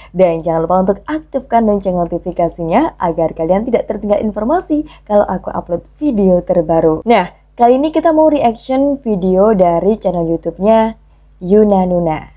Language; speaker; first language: Indonesian; native; Indonesian